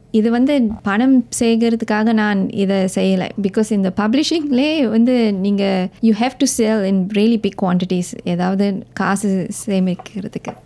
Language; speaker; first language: Tamil; native; Tamil